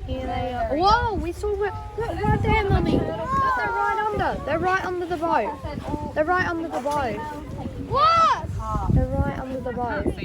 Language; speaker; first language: English; native; English